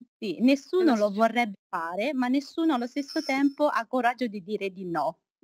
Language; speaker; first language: Italian; early bilingual, other home language; Chinese